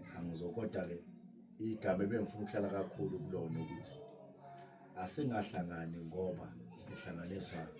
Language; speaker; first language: Zulu; non-native, local second language; Xhosa